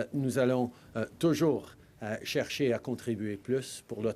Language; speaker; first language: French; native; French